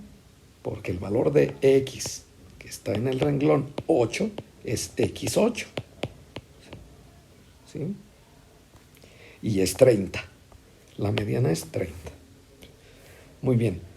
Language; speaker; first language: Spanish; native; Spanish